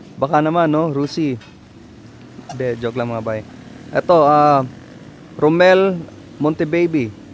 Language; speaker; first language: Filipino; non-native, local second language; Cebuano